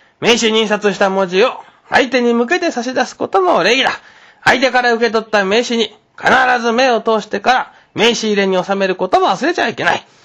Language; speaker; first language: Japanese; non-native, fluent; Chinese